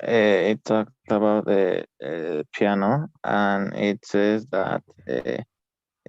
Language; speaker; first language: English; non-native, learner; Spanish